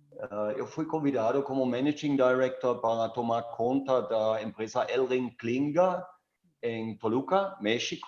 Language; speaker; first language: Portuguese; non-native, fluent; German